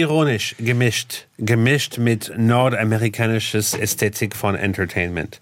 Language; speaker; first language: German; non-native, fluent; English